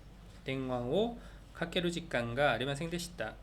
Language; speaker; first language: Japanese; non-native, learner; Korean